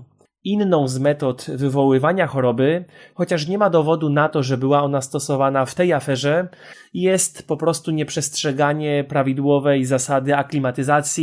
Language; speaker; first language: Polish; native; Polish